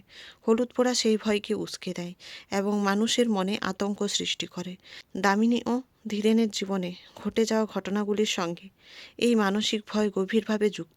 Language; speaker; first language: Bangla; native; Bangla